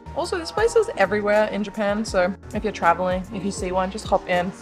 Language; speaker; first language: English; native; English